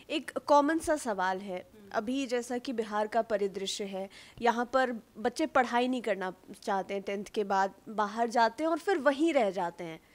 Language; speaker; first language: Hindi; native; Hindi